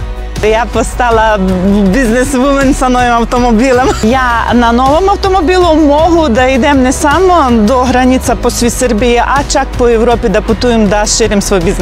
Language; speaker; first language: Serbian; non-native, learner; Russian